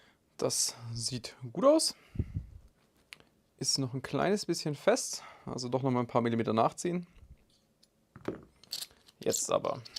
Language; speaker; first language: German; native; German